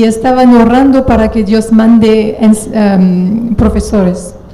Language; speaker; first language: Spanish; non-native, fluent; French